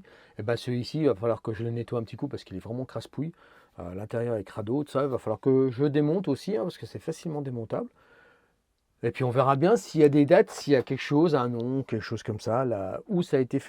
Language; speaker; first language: French; native; French